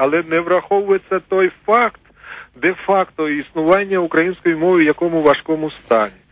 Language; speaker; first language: Ukrainian; non-native, fluent; Georgian